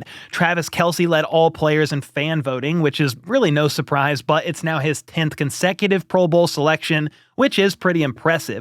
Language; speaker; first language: English; native; English